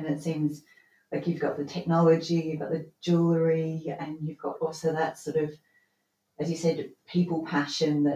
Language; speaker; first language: English; native; English